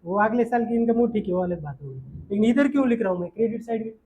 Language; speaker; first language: Hindi; non-native, local second language; Marathi